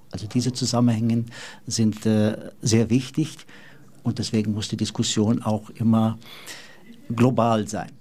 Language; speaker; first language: German; non-native, fluent; Portuguese